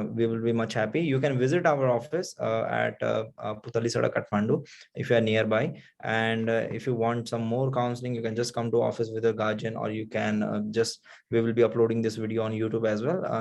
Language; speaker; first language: English; non-native, local second language; Nepali